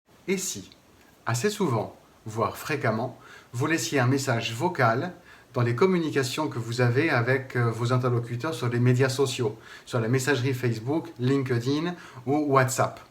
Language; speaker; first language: French; native; French